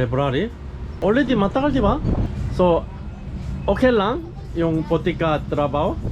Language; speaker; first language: Filipino; non-native, learner; Korean